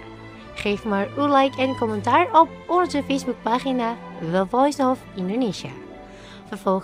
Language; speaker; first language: Dutch; non-native, local second language; Indonesian